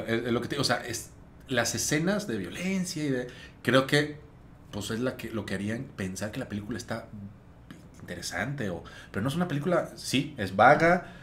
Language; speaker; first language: Spanish; native; Spanish